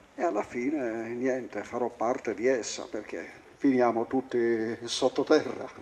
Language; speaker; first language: Italian; non-native, local second language; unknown